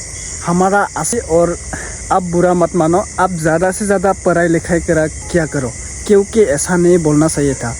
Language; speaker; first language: Hindi; non-native, local second language; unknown